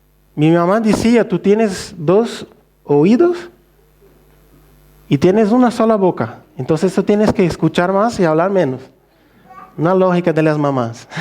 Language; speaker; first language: Spanish; non-native, fluent; Portuguese